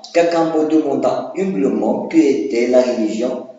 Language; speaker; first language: French; non-native, local second language; Arabic